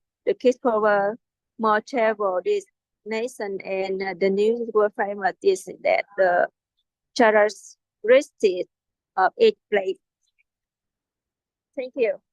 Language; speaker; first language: English; non-native, learner; Vietnamese